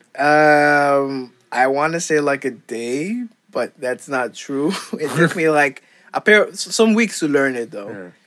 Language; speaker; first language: English; non-native, fluent; Papiamento